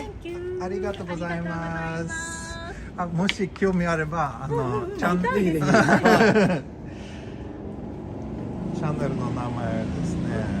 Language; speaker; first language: Japanese; non-native, fluent; Swedish